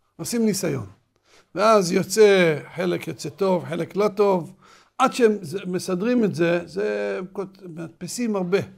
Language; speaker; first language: Hebrew; native; Hebrew